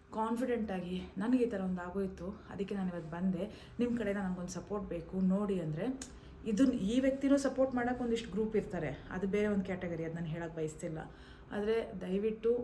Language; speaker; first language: Kannada; non-native, local second language; Malayalam